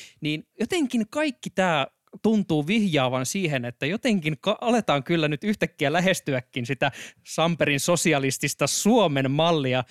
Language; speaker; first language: Finnish; native; Finnish